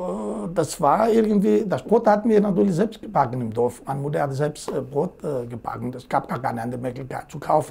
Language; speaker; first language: German; non-native, fluent; Greek